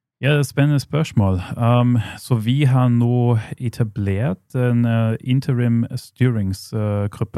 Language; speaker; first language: Norwegian; non-native, fluent; German